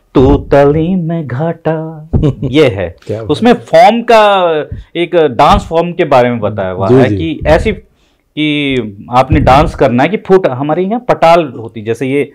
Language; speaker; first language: Hindi; native; Hindi